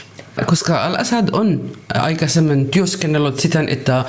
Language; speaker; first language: Finnish; non-native, learner; Arabic